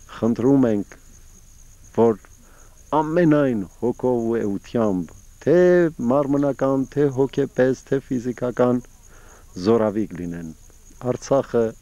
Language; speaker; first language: Armenian; early bilingual, heritage; Armenian